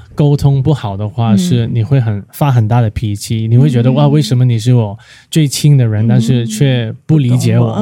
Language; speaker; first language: Chinese; non-native, fluent; Cantonese